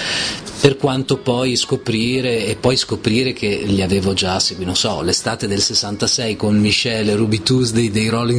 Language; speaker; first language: Italian; native; Italian